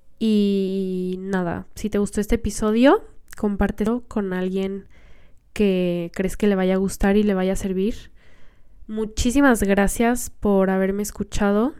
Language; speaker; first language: Spanish; native; Spanish